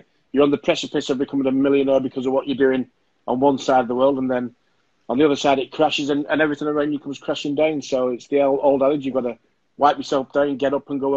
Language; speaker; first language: English; native; English